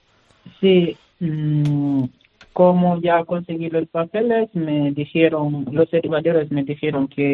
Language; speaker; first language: Spanish; non-native, learner; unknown